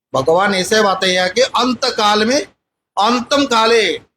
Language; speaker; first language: Hindi; non-native, local second language; Bangla